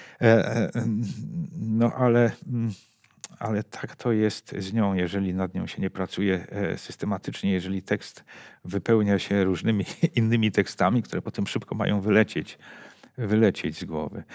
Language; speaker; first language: Polish; native; Polish